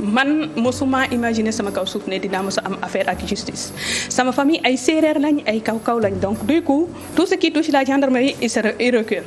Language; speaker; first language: Wolof; non-native, local second language; Serer